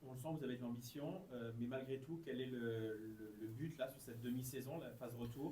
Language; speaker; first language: French; native; French